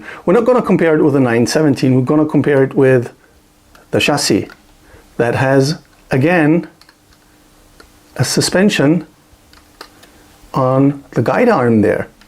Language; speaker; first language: English; non-native, fluent; German